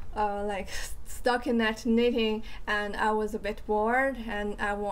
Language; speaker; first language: English; non-native, fluent; Chinese